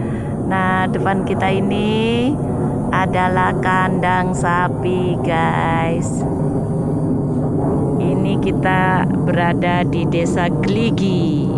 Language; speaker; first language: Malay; non-native, local second language; Javanese